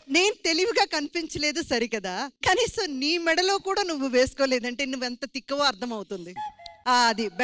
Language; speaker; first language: Telugu; native; Telugu